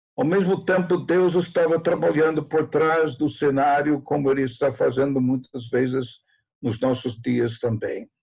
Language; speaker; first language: Portuguese; non-native, fluent; English